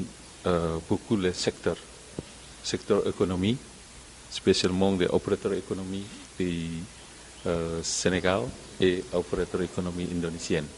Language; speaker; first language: French; non-native, learner; Indonesian